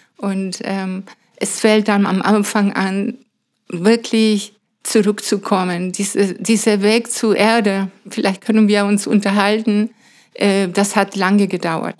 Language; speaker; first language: German; non-native, fluent; Spanish